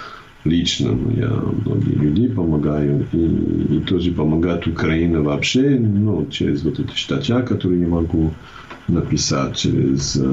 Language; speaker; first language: Russian; non-native, fluent; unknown